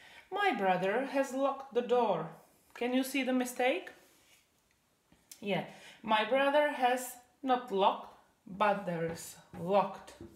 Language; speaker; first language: English; non-native, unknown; Czech